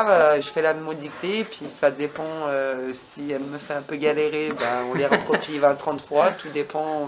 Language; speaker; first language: French; native; French